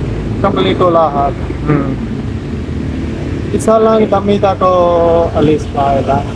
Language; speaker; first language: Filipino; non-native, learner; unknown